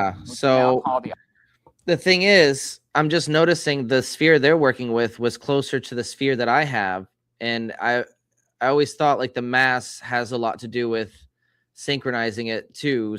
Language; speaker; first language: English; native; English